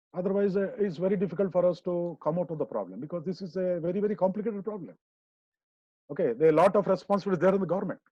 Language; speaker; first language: English; non-native, local second language; Kannada